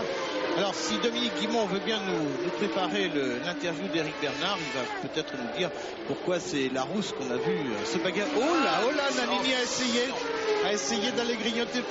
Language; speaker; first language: French; native; French